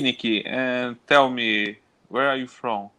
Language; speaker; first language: English; non-native, learner; Portuguese